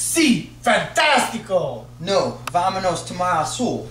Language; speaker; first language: Spanish; non-native, learner; English